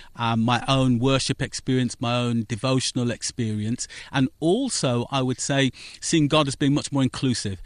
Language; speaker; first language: English; native; English